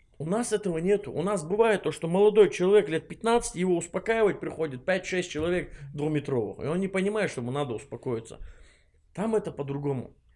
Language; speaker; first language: Russian; non-native, local second language; Chechen